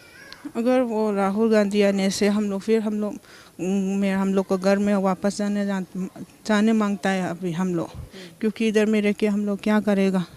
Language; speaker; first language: Hindi; non-native, local second language; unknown